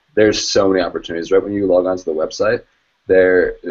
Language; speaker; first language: English; native; English